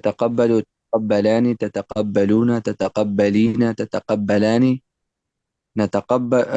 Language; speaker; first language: Arabic; non-native, learner; Urdu